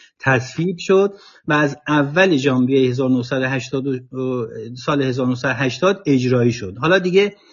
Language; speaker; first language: Persian; native; Persian